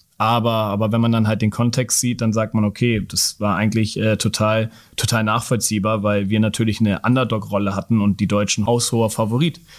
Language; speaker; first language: German; native; German